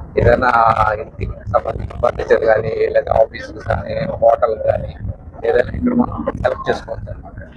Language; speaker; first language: Telugu; native; Telugu